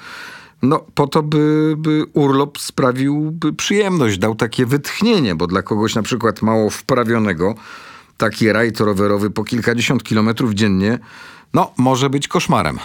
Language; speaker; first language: Polish; native; Polish